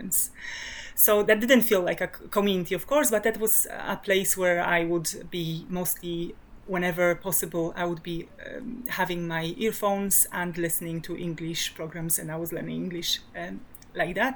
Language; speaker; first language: English; non-native, fluent; Polish